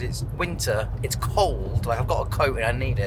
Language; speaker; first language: English; native; English